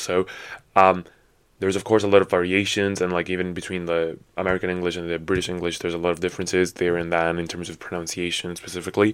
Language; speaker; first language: English; non-native, fluent; Italian